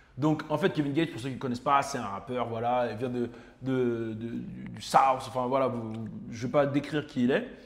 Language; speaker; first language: French; native; French